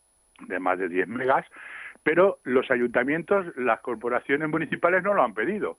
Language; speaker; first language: Spanish; native; Spanish